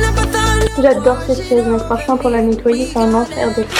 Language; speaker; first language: French; native; French